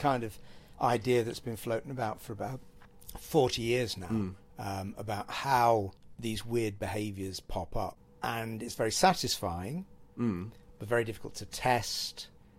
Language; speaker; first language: English; native; English